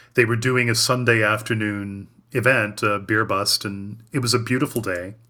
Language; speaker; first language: English; native; English